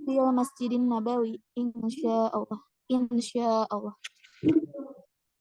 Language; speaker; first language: Arabic; non-native, learner; Indonesian